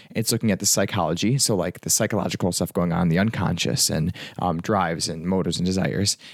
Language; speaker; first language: English; early bilingual, other home language; Italian